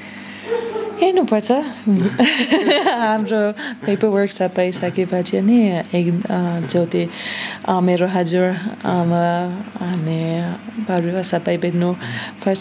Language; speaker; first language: Nepali; non-native, learner; German